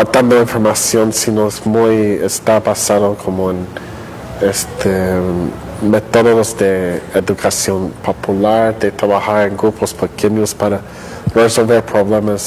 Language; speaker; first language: Spanish; non-native, fluent; English